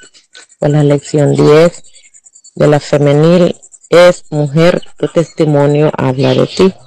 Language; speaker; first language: Spanish; native; Spanish